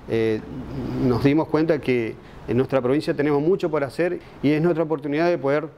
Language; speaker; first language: Spanish; native; Spanish